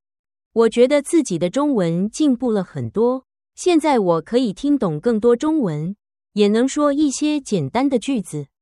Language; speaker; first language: Chinese; non-native, learner; Vietnamese